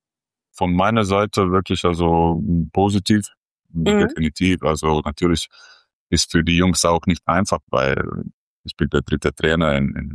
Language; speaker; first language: German; non-native, fluent; Croatian